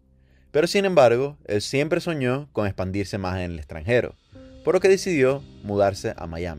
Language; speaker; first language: Spanish; native; Spanish